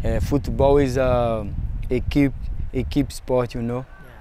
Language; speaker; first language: English; non-native, fluent; Portuguese